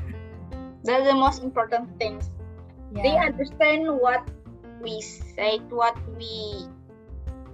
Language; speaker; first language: English; non-native, learner; Indonesian